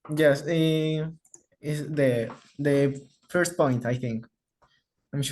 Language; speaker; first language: English; non-native, learner; Spanish